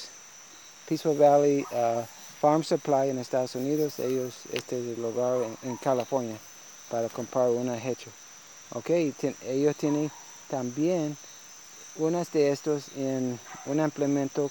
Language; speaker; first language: Spanish; non-native, learner; English